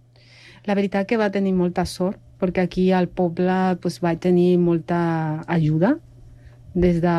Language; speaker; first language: Catalan; non-native, fluent; Spanish